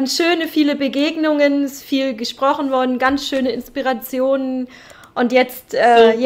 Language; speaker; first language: German; native; German